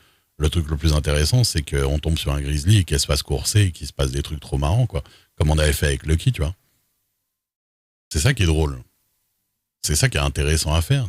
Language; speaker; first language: French; native; French